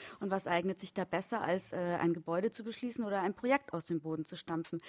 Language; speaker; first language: German; native; German